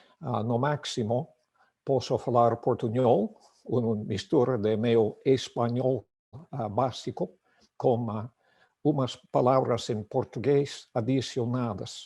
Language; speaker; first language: Portuguese; non-native, learner; English